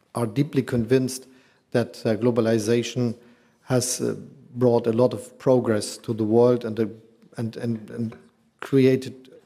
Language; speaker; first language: English; non-native, fluent; German